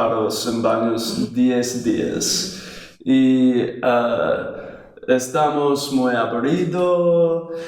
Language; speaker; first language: Spanish; non-native, learner; English